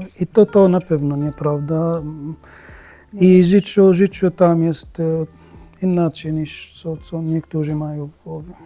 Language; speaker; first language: Polish; non-native, learner; Arabic